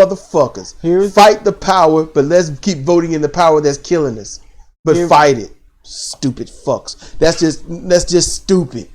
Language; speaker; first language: English; native; English